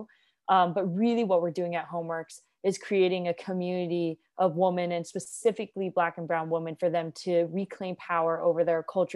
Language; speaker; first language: English; non-native, local second language; Cantonese